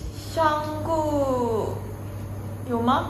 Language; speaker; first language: Chinese; non-native, learner; Korean